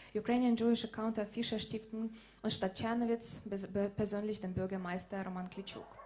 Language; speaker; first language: German; non-native, fluent; Ukrainian